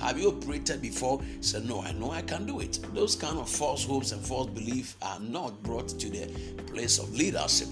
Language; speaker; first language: English; non-native, local second language; Akan